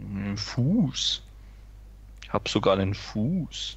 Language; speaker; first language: German; native; German